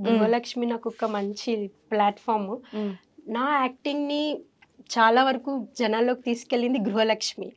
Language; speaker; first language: Telugu; non-native, local second language; Tamil